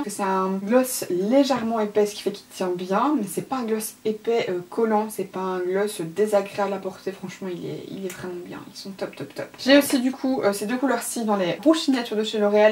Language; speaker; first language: French; native; French